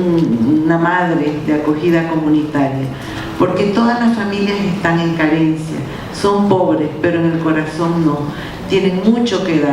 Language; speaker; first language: Spanish; native; Spanish